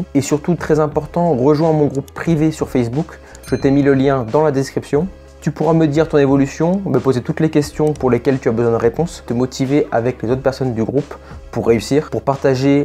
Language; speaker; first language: French; native; French